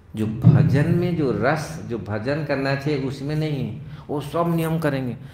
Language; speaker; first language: Hindi; non-native, local second language; Odia